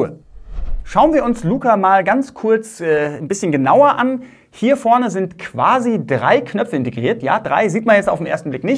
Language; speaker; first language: German; native; German